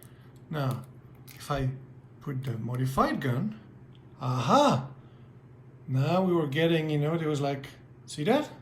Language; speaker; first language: English; native; English